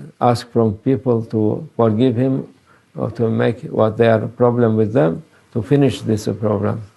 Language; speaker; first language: English; non-native, learner; Turkish